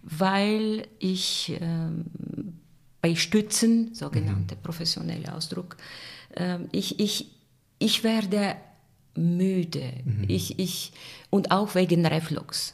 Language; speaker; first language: German; non-native, fluent; Bulgarian